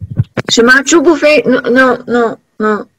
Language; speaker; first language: French; non-native, learner; Chinese